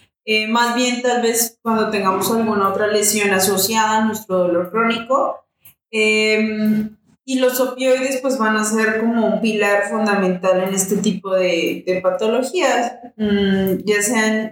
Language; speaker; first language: Spanish; native; Spanish